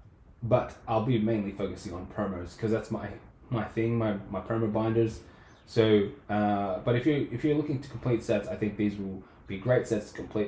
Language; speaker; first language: English; native; English